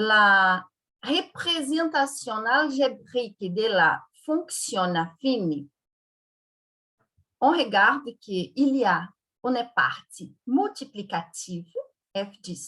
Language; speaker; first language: French; non-native, fluent; Portuguese